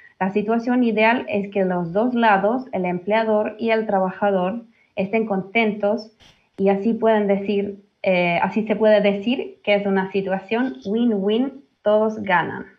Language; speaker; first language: Spanish; early bilingual, heritage; Finnish